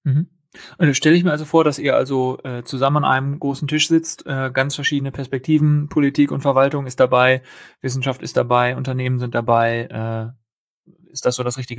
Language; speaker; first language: German; native; German